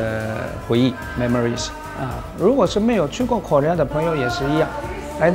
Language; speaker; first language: Chinese; non-native, fluent; Korean